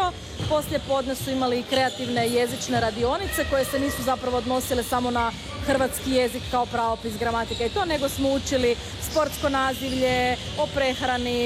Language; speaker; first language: Serbian; native; Serbian